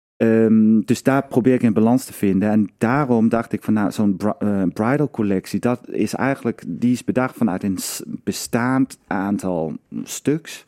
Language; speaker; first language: Dutch; non-native, fluent; Danish